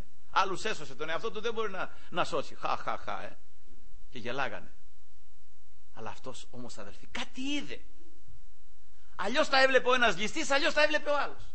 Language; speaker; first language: Greek; native; Greek